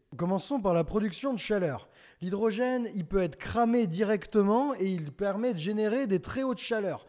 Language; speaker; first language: French; native; French